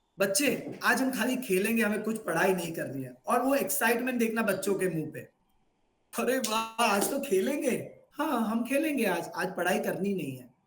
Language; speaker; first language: Hindi; non-native, local second language; Gujarati